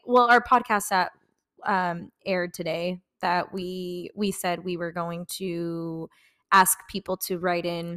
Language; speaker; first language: English; native; English